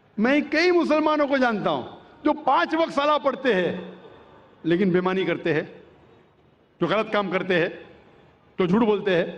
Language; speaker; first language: Urdu; non-native, local second language; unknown